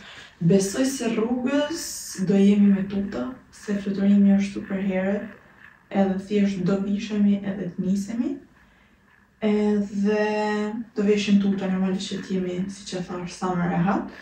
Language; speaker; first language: Albanian; native; Albanian